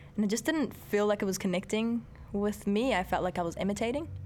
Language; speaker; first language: English; early bilingual, other home language; Persian